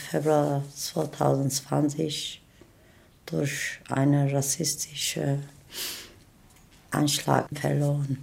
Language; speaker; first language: German; non-native, learner; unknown